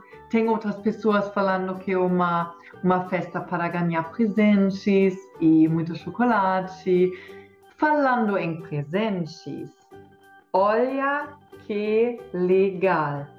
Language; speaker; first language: Portuguese; non-native, fluent; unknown